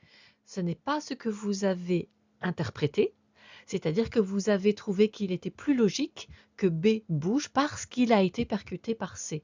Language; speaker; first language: French; native; French